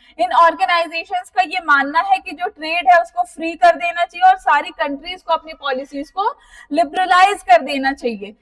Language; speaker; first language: Hindi; native; Hindi